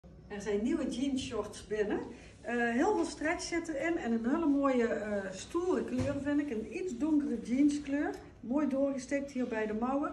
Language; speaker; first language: Dutch; native; Dutch